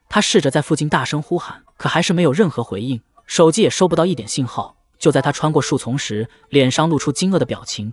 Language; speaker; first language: Chinese; native; Chinese